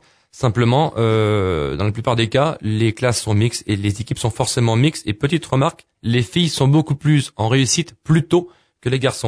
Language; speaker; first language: French; native; French